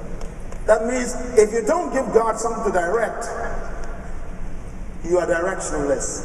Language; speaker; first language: English; native; English